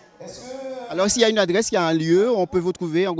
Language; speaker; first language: French; native; French